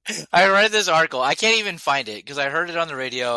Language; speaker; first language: English; native; English